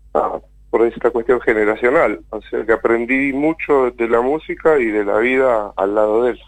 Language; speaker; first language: Spanish; native; Spanish